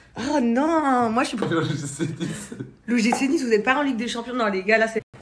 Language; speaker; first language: French; native; French